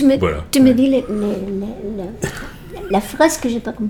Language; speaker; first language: French; non-native, fluent; Spanish